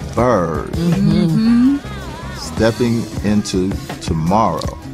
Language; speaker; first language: English; native; English